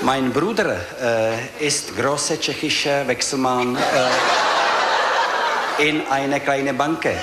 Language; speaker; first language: German; non-native, learner; Czech